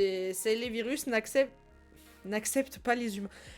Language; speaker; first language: French; native; French